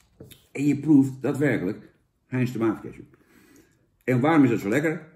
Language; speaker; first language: Dutch; native; Dutch